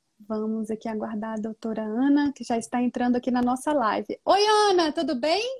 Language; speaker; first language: Portuguese; native; Portuguese